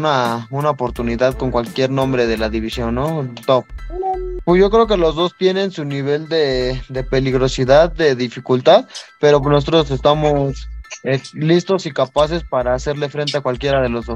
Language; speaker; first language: Spanish; native; Spanish